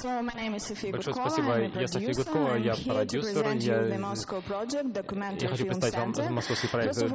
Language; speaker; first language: Russian; native; Russian